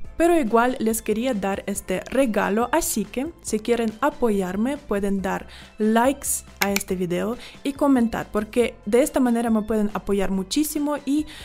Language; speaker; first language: Spanish; non-native, fluent; Ukrainian